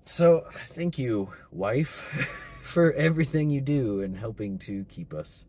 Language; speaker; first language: English; native; English